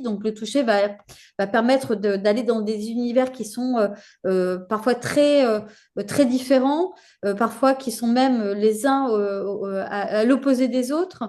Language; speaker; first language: French; native; French